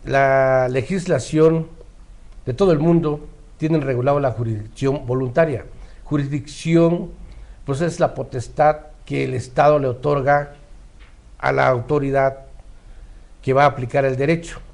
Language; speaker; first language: Spanish; native; Spanish